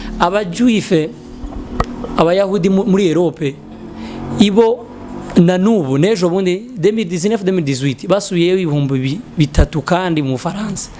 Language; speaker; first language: Kinyarwanda; native; Kinyarwanda